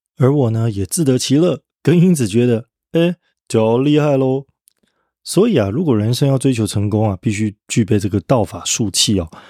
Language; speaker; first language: Chinese; native; Chinese